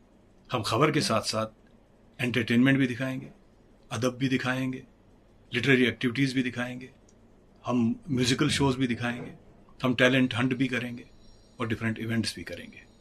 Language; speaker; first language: Hindi; native; Hindi